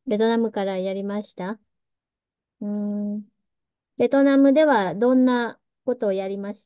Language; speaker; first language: Japanese; early bilingual, heritage; Vietnamese